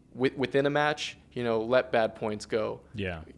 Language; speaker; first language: English; native; English